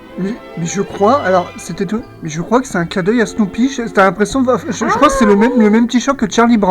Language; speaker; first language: French; native; French